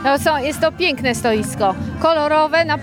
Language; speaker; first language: Polish; native; Polish